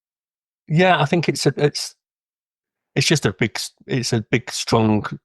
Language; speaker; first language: English; native; English